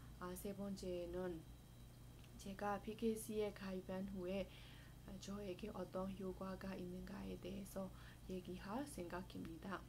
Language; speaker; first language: Korean; non-native, fluent; Burmese